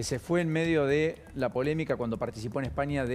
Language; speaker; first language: Spanish; native; Spanish